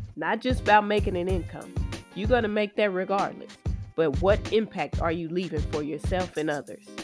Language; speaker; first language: English; native; English